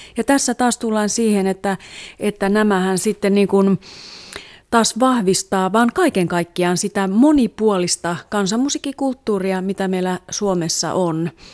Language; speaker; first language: Finnish; non-native, local second language; Swedish